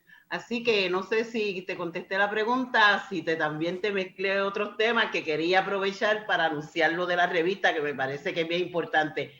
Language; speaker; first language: Spanish; native; Spanish